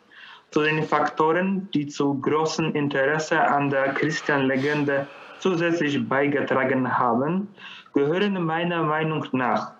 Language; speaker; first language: German; non-native, fluent; Polish